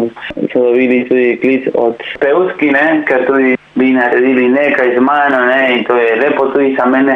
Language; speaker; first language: Slovenian; non-native, learner; Spanish